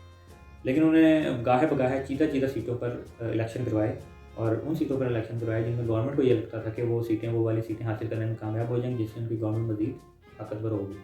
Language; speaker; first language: Urdu; native; Urdu